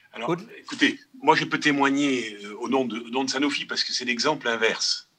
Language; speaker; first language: French; native; French